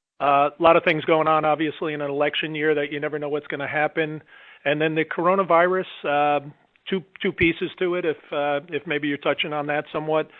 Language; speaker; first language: English; native; English